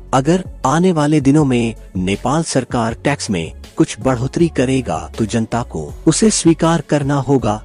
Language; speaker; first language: Hindi; non-native, local second language; Nepali